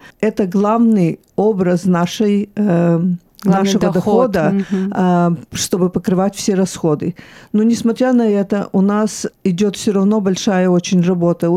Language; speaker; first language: Russian; early bilingual, heritage; Russian